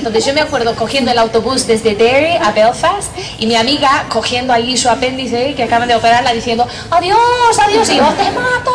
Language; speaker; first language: Spanish; non-native, fluent; English